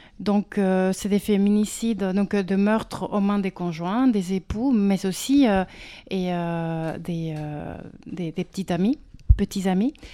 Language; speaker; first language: French; non-native, fluent; Spanish